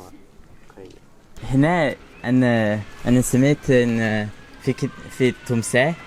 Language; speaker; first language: Arabic; non-native, learner; English